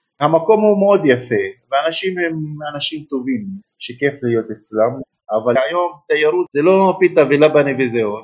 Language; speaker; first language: Hebrew; non-native, local second language; Arabic